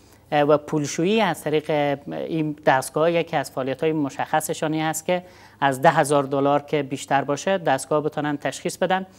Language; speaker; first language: Persian; native; Persian